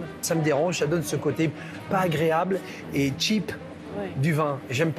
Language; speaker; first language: French; native; French